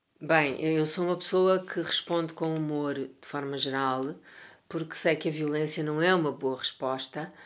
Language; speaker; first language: Portuguese; native; Portuguese